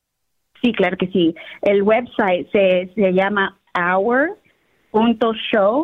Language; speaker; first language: Spanish; early bilingual, heritage; Spanish